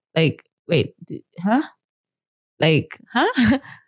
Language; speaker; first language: English; native; English